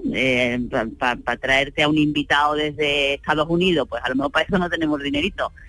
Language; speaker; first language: Spanish; native; Spanish